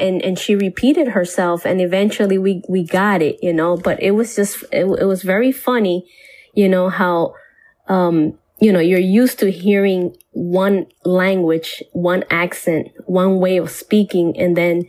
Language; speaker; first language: English; early bilingual, other home language; Spanish